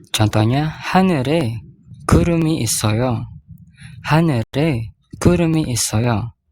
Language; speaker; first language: Korean; non-native, fluent; Indonesian